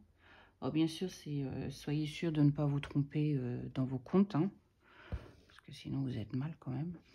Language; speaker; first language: French; native; French